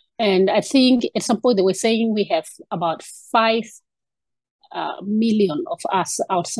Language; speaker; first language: English; non-native, local second language; Shona